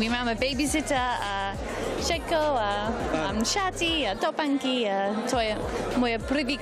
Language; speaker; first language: Slovak; non-native, learner; English